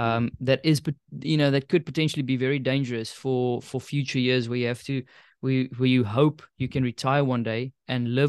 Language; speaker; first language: English; non-native, local second language; Afrikaans